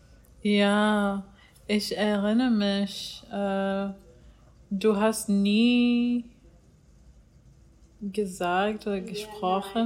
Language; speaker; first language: German; non-native, learner; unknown